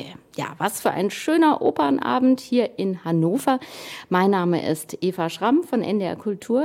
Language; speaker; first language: German; native; German